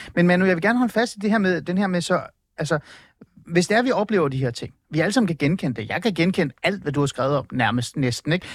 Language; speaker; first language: Danish; native; Danish